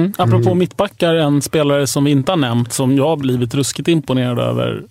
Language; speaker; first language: Swedish; native; Swedish